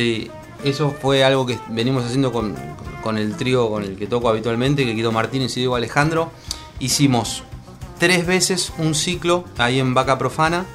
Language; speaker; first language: Spanish; native; Spanish